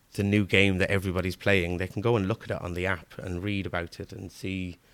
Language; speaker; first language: English; native; English